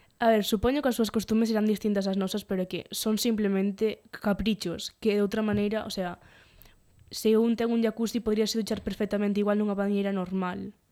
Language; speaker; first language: Galician; non-native, local second language; Spanish